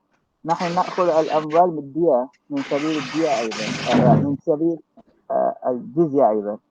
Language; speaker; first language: Arabic; non-native, learner; Malay